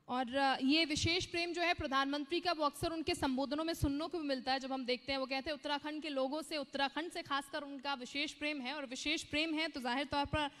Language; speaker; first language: Hindi; native; Hindi